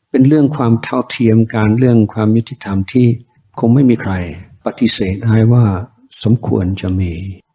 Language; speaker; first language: Thai; non-native, fluent; English